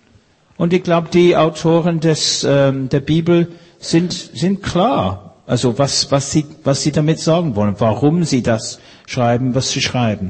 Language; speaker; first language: German; non-native, fluent; English